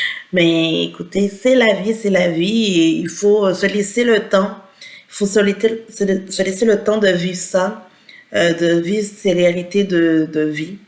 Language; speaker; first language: French; native; French